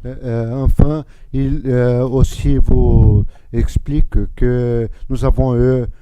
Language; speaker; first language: French; non-native, fluent; Portuguese